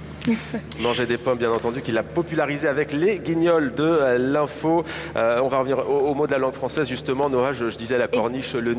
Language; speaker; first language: French; native; French